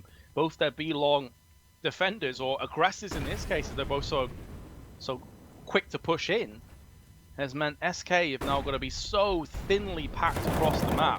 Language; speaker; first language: English; native; English